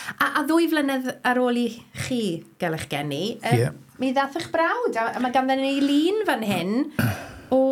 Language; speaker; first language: Welsh; native; Welsh